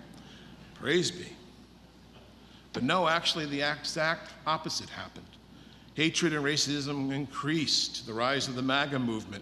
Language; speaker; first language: English; native; English